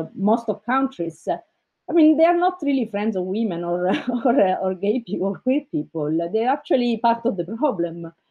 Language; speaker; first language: English; non-native, fluent; Italian